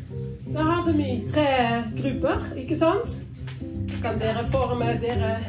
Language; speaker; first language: Norwegian; non-native, fluent; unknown